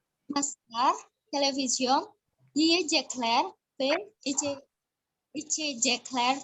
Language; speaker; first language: Turkish; non-native, learner; Indonesian